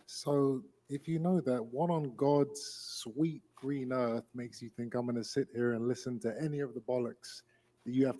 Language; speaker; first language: English; native; English